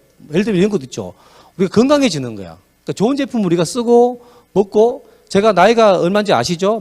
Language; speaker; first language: Korean; native; Korean